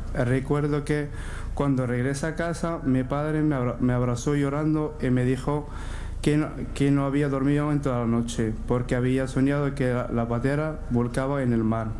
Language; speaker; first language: Spanish; non-native, learner; Arabic